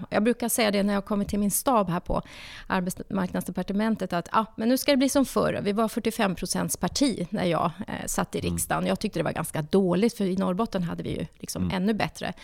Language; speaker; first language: Swedish; native; Swedish